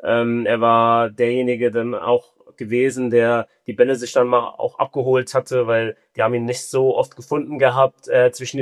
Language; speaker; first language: German; early bilingual, other home language; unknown